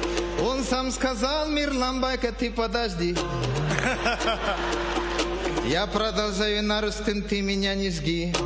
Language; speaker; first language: Russian; non-native, local second language; Kyrgyz